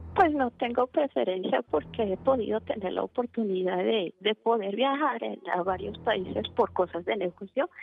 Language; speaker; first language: Spanish; native; Spanish